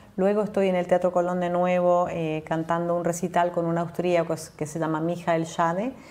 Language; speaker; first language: Spanish; native; Spanish